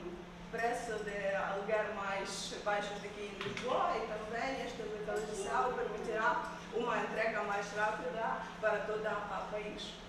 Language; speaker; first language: Portuguese; non-native, learner; Ukrainian